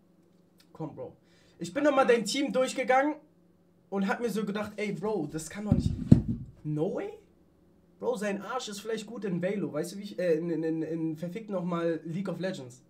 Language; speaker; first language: German; native; German